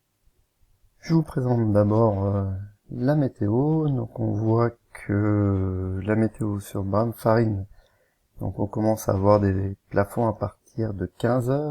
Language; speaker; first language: French; native; French